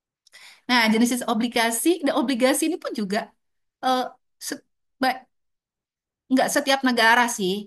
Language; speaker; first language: Indonesian; native; Indonesian